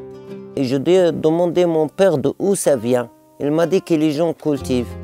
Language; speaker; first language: French; non-native, learner; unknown